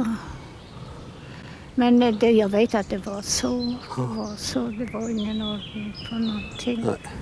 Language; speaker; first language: Swedish; non-native, fluent; Polish